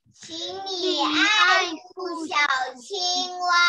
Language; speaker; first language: Chinese; early bilingual, heritage; Chinese